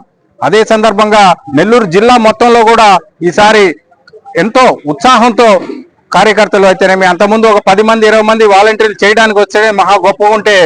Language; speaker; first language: Telugu; native; Telugu